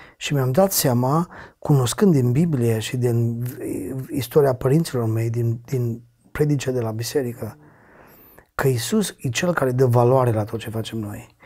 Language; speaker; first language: Romanian; native; Romanian